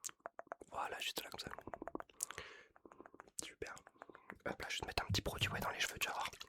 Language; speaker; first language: French; native; French